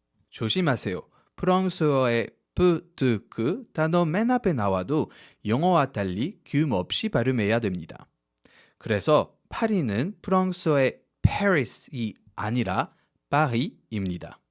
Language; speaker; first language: Korean; non-native, fluent; French